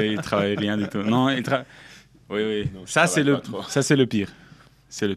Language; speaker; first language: French; non-native, local second language; German